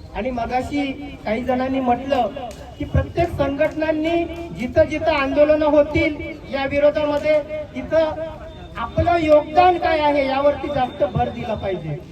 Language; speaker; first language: Marathi; native; Marathi